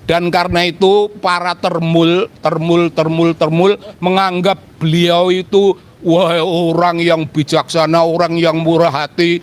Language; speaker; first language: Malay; non-native, local second language; Javanese